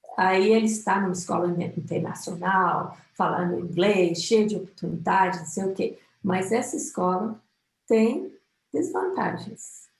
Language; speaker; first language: Portuguese; non-native, fluent; English